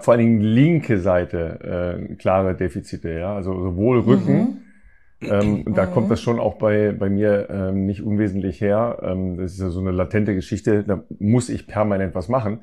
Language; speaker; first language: German; native; German